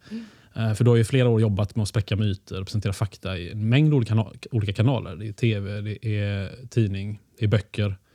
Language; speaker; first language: Swedish; native; Swedish